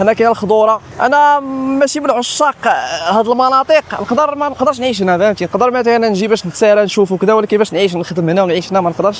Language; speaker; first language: Arabic; native; Arabic